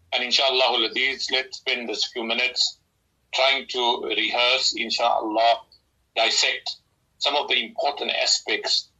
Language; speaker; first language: English; native; English